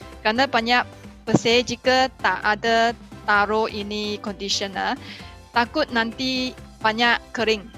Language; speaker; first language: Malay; non-native, local second language; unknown